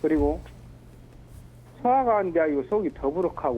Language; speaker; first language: Korean; native; Korean